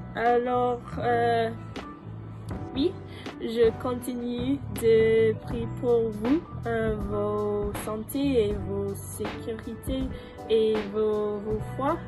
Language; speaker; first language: French; non-native, learner; English